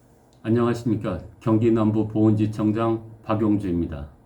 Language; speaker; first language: Korean; native; Korean